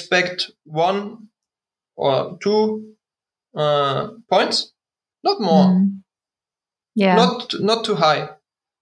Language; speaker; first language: English; non-native, learner; German